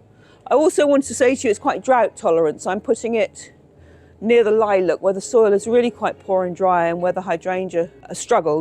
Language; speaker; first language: English; native; English